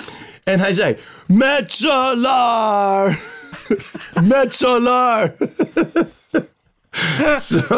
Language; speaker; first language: Dutch; non-native, fluent; English